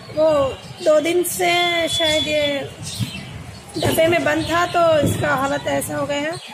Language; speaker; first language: Hindi; non-native, local second language; Kannada